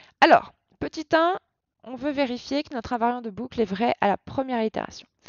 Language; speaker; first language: French; native; French